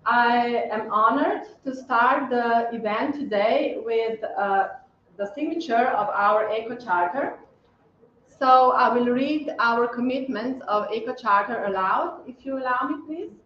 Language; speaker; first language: English; non-native, fluent; Slovenian